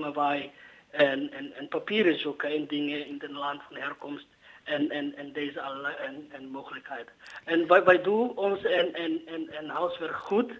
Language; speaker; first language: Dutch; non-native, learner; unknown